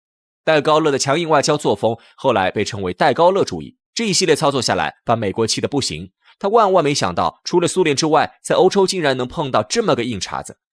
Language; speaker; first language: Chinese; native; Chinese